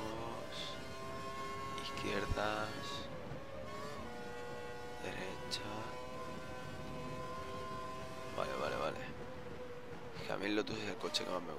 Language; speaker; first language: Spanish; native; Spanish